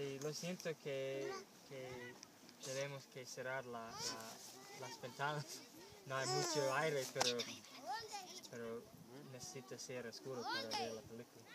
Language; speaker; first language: Spanish; non-native, learner; English